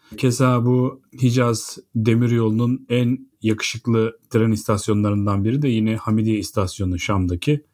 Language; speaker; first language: Turkish; native; Turkish